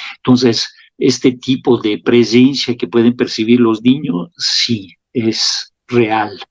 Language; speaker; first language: Spanish; non-native, fluent; French